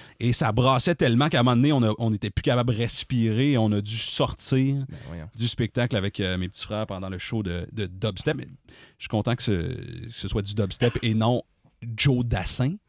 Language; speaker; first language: French; native; French